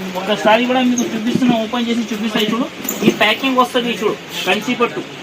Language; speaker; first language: Telugu; non-native, local second language; Urdu